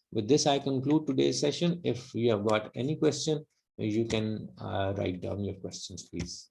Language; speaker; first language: English; non-native, local second language; Urdu